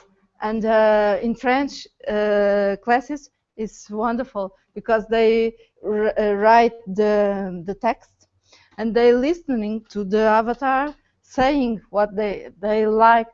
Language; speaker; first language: English; non-native, learner; Portuguese